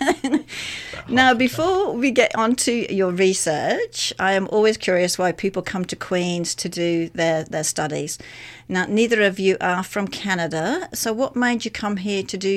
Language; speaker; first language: English; native; English